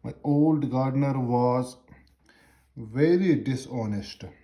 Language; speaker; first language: English; non-native, local second language; Urdu